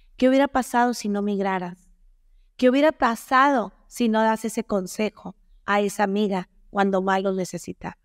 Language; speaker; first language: Spanish; native; Spanish